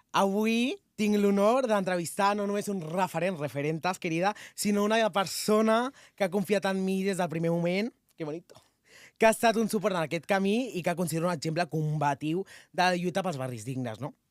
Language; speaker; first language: Catalan; non-native, local second language; Spanish